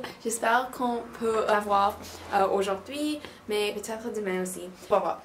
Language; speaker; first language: French; non-native, learner; English